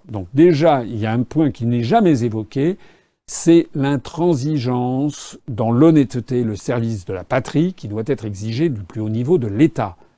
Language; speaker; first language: French; native; French